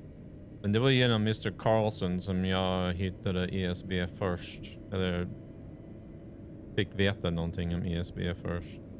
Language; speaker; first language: Swedish; non-native, fluent; English